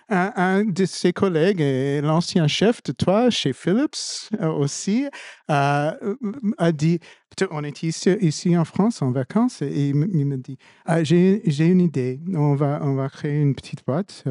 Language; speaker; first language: French; non-native, fluent; English